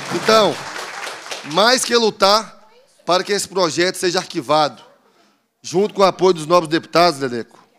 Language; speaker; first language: Portuguese; native; Portuguese